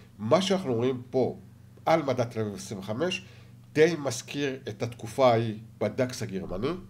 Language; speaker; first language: Hebrew; native; Hebrew